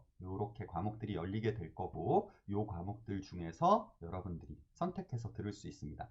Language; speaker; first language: Korean; native; Korean